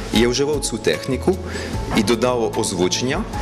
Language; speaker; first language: Ukrainian; early bilingual, heritage; Ukrainian